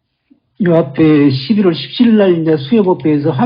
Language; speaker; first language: Korean; native; Korean